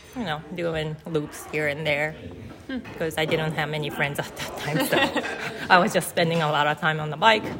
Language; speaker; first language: English; non-native, fluent; Japanese